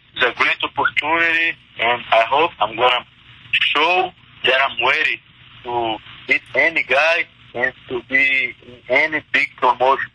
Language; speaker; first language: English; non-native, fluent; Portuguese